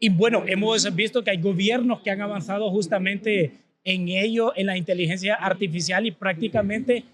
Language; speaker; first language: Spanish; native; Spanish